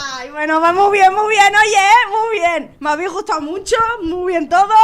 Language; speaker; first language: Spanish; native; Spanish